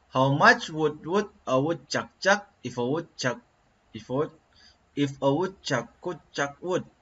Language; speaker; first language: English; non-native, learner; Indonesian